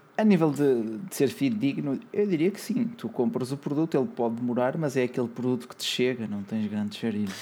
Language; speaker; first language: Portuguese; native; Portuguese